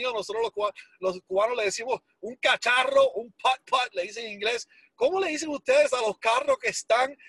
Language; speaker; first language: Spanish; early bilingual, heritage; Spanish